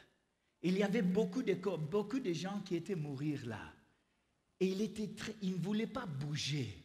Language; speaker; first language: French; non-native, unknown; English